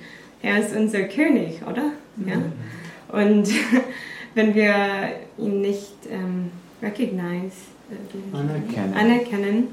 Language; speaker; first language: German; non-native, fluent; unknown